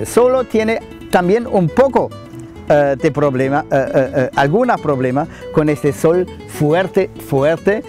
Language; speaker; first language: Spanish; non-native, fluent; German